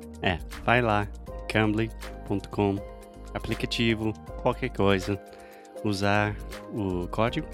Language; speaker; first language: Portuguese; non-native, fluent; English